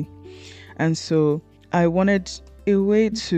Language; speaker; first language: English; non-native, local second language; Igbo